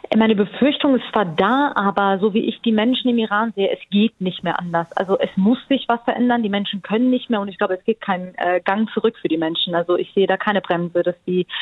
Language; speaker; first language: German; early bilingual, other home language; Persian